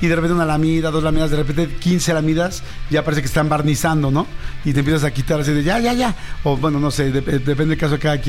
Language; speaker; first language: Spanish; native; Spanish